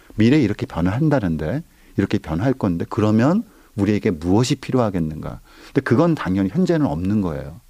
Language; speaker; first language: Korean; native; Korean